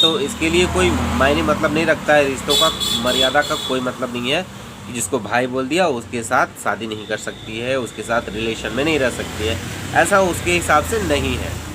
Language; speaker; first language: Hindi; native; Hindi